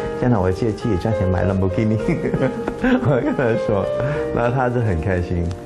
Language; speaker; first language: Chinese; non-native, local second language; Cantonese